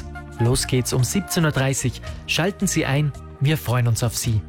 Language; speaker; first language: German; native; German